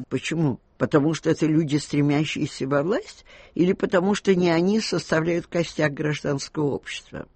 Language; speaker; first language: Russian; native; Russian